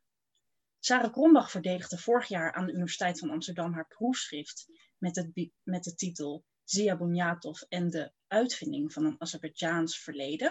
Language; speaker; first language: Dutch; native; Dutch